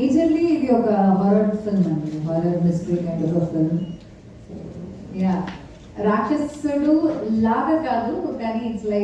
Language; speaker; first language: Telugu; non-native, fluent; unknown